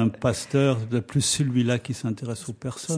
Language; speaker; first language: French; non-native, fluent; German